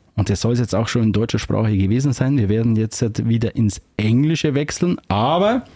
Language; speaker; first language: German; native; German